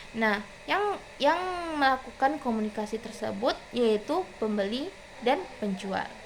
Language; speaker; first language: Indonesian; non-native, local second language; Minangkabau